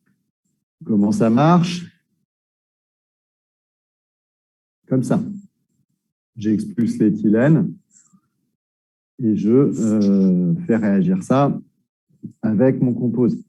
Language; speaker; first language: French; native; French